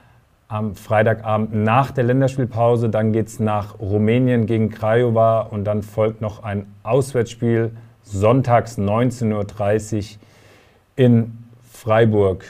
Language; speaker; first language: German; native; German